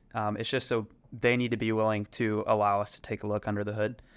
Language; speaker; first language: English; native; English